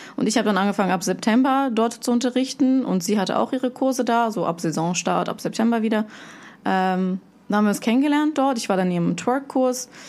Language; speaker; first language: German; early bilingual, other home language; Russian